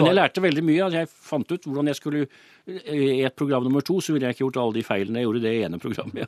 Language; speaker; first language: Norwegian; native; Norwegian